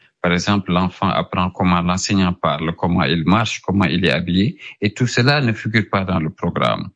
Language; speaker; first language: French; non-native, local second language; Wolof